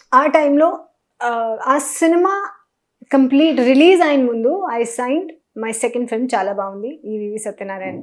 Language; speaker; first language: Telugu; non-native, learner; Hindi